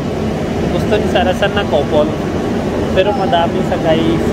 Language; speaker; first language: Filipino; non-native, learner; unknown